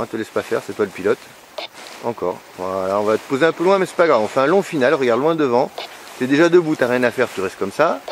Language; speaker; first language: French; native; French